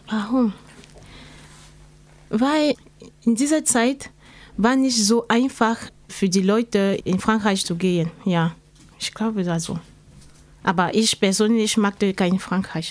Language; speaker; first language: German; non-native, learner; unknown